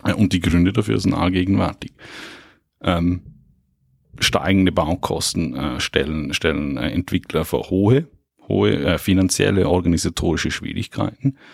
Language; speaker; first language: German; native; German